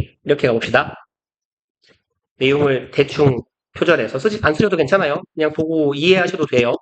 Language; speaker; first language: Korean; native; Korean